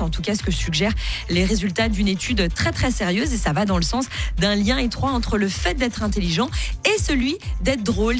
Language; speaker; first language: French; native; French